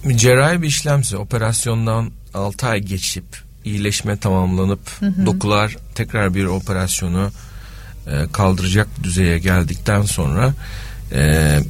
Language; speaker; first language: Turkish; native; Turkish